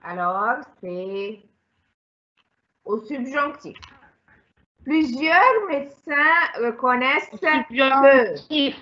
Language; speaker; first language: French; non-native, fluent; Arabic